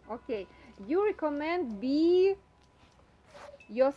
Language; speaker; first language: English; non-native, learner; Russian